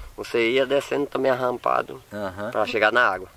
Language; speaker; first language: Portuguese; native; Portuguese